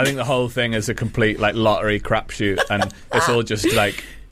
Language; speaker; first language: English; native; English